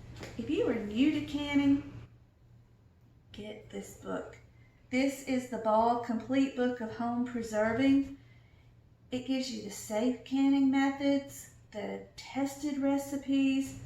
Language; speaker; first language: English; native; English